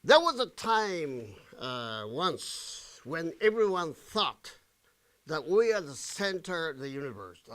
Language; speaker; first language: English; non-native, fluent; Japanese